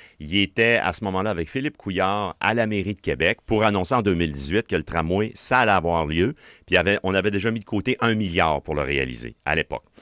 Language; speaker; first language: French; native; French